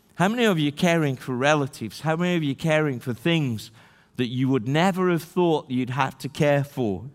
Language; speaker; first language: English; native; English